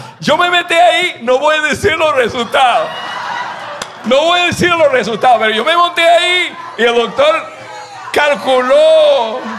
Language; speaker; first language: Spanish; non-native, fluent; English